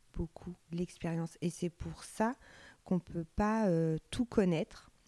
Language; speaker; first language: French; native; French